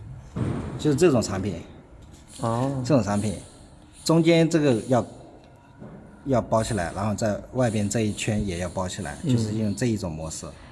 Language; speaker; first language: Chinese; native; Chinese